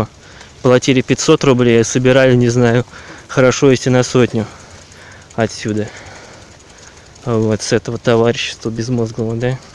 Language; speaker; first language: Russian; native; Russian